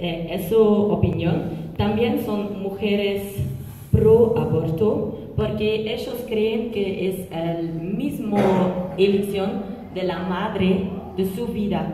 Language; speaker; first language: Spanish; non-native, learner; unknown